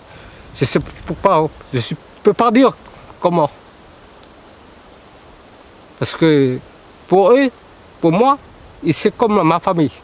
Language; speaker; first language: French; non-native, local second language; Vietnamese